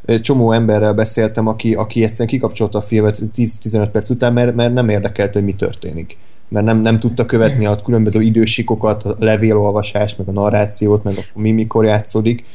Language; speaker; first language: Hungarian; native; Hungarian